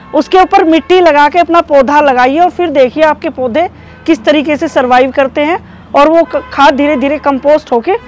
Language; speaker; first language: Hindi; native; Hindi